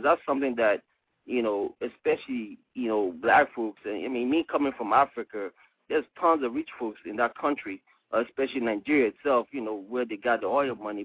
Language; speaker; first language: English; non-native, local second language; Igbo